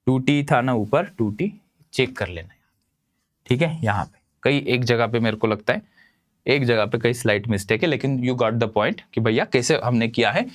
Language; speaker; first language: Hindi; non-native, local second language; Marathi